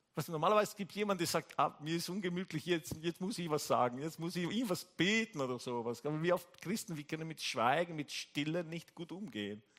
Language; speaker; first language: German; non-native, fluent; Italian